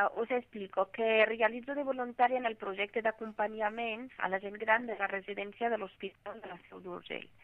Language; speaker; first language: Catalan; non-native, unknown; Arabic